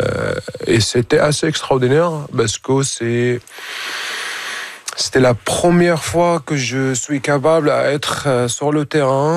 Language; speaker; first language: French; non-native, fluent; Arabic